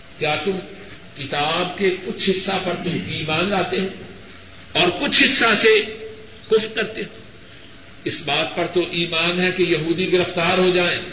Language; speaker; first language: Urdu; non-native, local second language; Punjabi